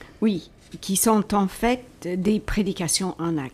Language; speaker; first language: French; native; French